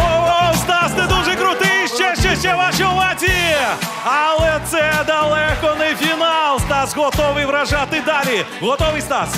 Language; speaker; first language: Ukrainian; native; Ukrainian